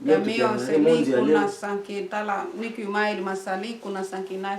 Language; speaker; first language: Finnish; non-native, fluent; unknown